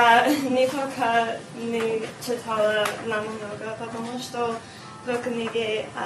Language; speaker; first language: Russian; non-native, learner; English